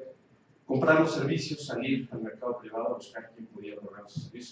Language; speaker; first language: Spanish; native; Spanish